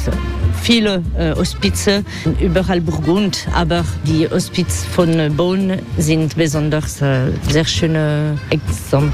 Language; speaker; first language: German; non-native, learner; French